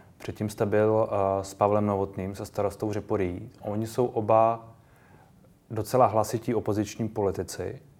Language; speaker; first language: Czech; native; Czech